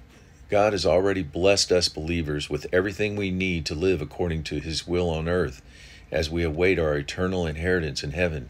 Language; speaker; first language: English; native; English